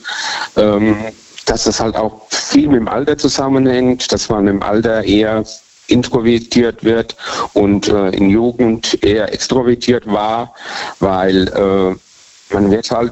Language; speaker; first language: German; native; German